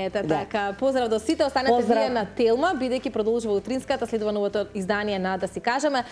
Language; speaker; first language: Macedonian; native; Macedonian